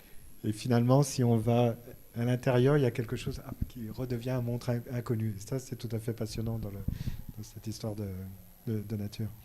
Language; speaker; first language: French; native; French